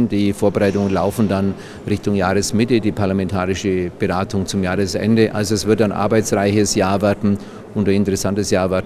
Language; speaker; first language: German; native; German